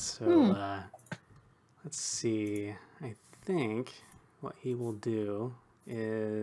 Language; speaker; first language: English; native; English